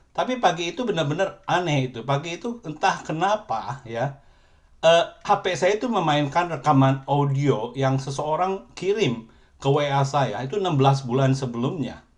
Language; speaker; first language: Indonesian; native; Indonesian